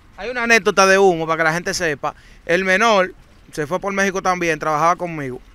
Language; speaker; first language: Spanish; native; Spanish